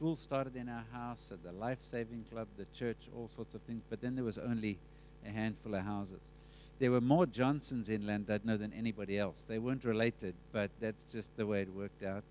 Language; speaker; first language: English; native; English